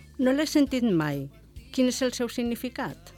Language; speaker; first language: Catalan; non-native, learner; Spanish